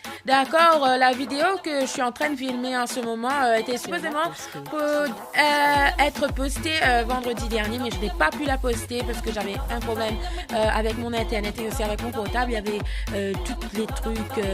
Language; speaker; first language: French; native; French